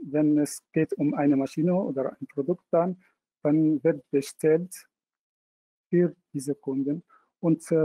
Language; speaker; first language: German; non-native, fluent; Arabic